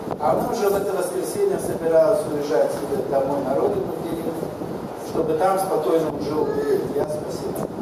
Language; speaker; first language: Russian; non-native, local second language; Kazakh